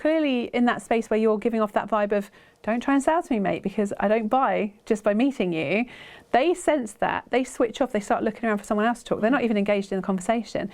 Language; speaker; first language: English; native; English